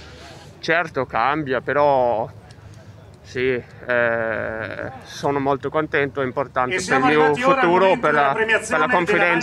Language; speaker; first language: Italian; non-native, fluent; Danish